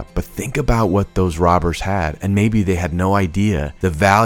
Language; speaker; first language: English; native; English